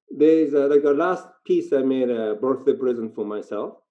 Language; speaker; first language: English; non-native, learner; Japanese